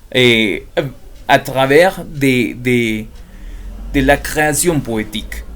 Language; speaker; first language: French; non-native, fluent; Spanish